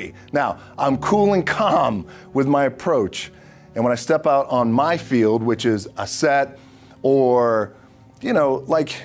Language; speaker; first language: English; native; English